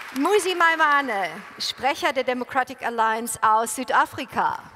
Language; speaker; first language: German; native; German